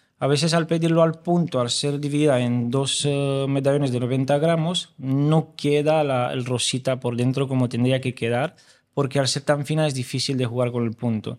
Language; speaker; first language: Spanish; non-native, fluent; Romanian